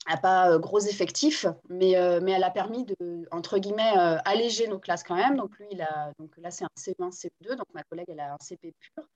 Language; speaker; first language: French; non-native, local second language; Guadeloupean Creole French